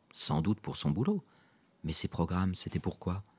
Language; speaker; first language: French; native; French